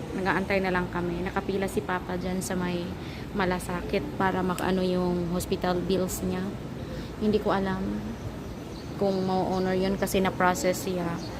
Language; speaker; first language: Filipino; non-native, local second language; Cebuano